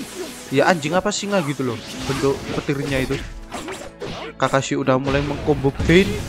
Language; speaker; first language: Indonesian; native; Indonesian